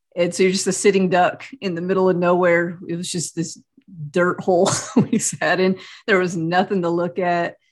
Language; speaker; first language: English; native; English